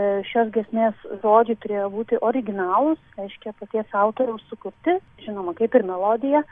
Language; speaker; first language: Lithuanian; native; Lithuanian